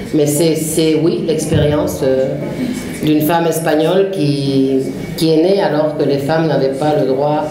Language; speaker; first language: French; non-native, fluent; Spanish